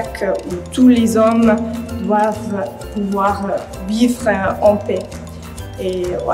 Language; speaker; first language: French; non-native, fluent; German